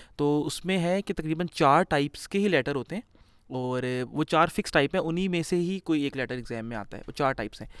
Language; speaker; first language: Urdu; native; Urdu